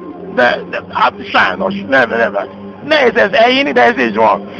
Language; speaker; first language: Hungarian; non-native, learner; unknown